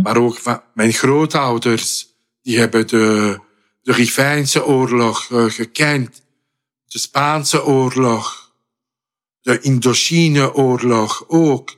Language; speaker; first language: Dutch; non-native, fluent; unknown